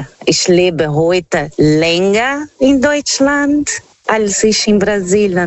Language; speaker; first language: German; non-native, fluent; Portuguese